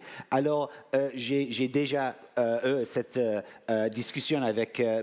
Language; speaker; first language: French; non-native, fluent; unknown